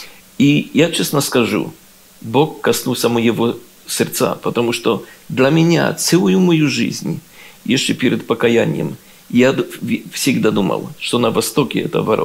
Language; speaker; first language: Russian; non-native, learner; Polish